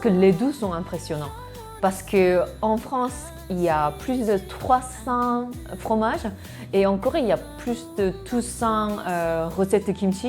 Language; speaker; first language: French; non-native, fluent; Korean